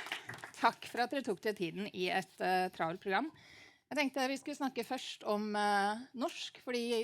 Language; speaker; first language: Norwegian; native; Norwegian